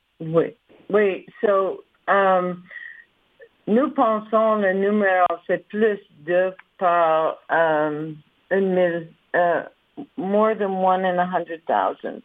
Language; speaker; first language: French; non-native, learner; English